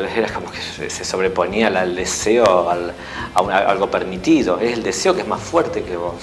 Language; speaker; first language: Spanish; native; Spanish